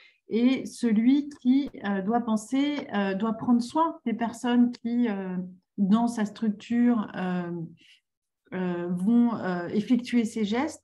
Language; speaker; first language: French; native; French